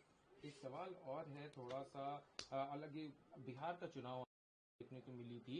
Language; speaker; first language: Hindi; native; Hindi